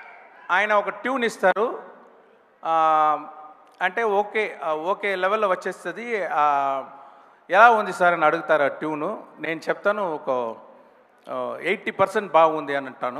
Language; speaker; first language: Telugu; non-native, fluent; Tamil